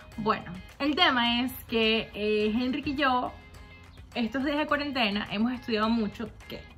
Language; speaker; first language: Spanish; native; Spanish